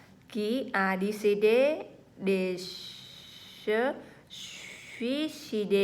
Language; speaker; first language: French; non-native, learner; Vietnamese